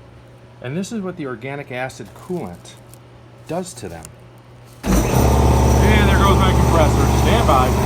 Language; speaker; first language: English; native; English